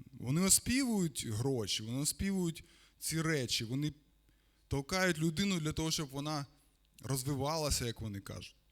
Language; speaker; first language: Ukrainian; non-native, local second language; Russian